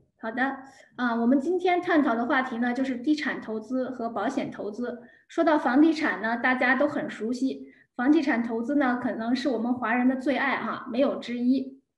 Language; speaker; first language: Chinese; native; Chinese